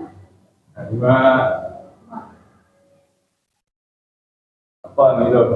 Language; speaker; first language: Indonesian; native; Indonesian